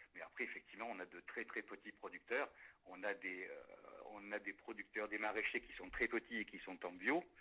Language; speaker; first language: French; native; French